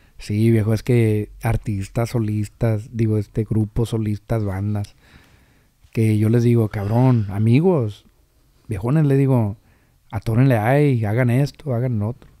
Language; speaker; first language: Spanish; early bilingual, heritage; Spanish